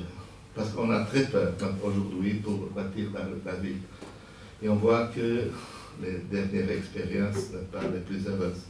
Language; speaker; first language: French; non-native, fluent; Portuguese